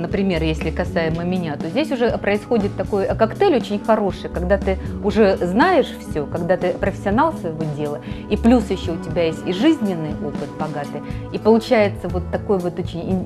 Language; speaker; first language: Russian; native; Russian